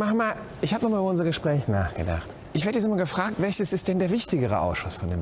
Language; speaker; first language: German; native; German